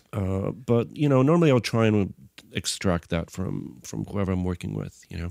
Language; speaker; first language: English; non-native, fluent; Bulgarian